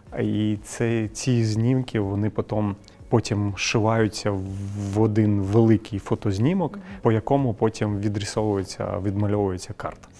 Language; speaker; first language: Ukrainian; non-native, local second language; Crimean Tatar